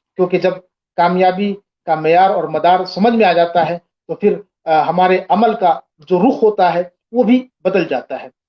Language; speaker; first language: Urdu; native; Urdu